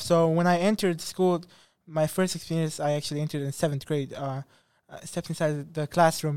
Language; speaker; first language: English; non-native, fluent; Persian